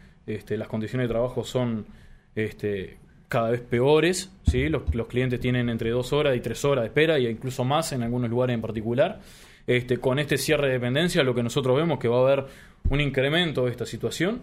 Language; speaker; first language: Spanish; native; Spanish